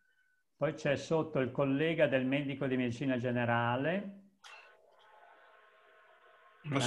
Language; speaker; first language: Italian; native; Italian